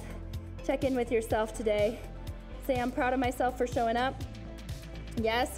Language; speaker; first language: English; native; English